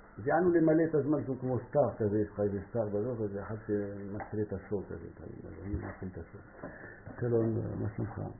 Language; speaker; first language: Hebrew; non-native, fluent; French